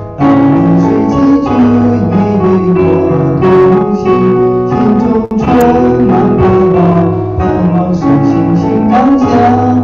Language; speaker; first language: Chinese; native; Chinese